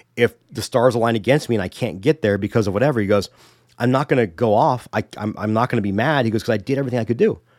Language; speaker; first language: English; native; English